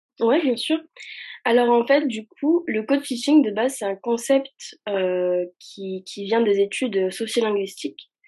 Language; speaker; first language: French; early bilingual, other home language; Arabic